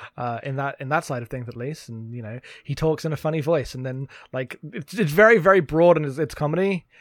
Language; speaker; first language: English; native; English